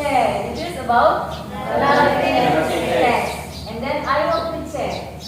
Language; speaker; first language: English; non-native, local second language; Indonesian